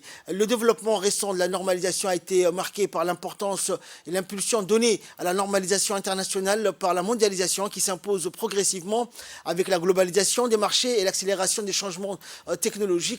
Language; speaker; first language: French; native; French